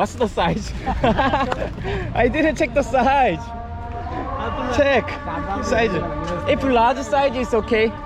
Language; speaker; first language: English; non-native, learner; Korean